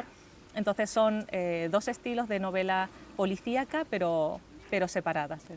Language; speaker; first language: Spanish; native; Spanish